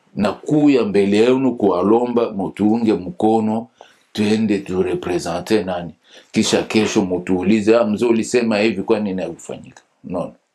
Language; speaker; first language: Swahili; native; Swahili